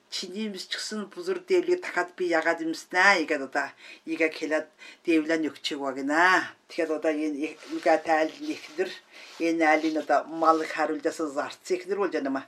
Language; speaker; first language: Mongolian; native; Mongolian